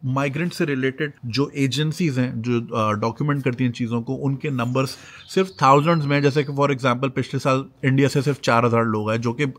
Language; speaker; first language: Urdu; native; Urdu